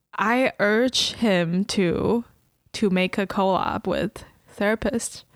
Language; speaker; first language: English; early bilingual, other home language; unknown